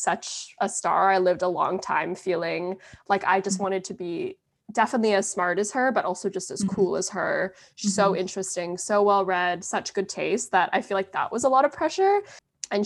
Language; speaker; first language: English; native; English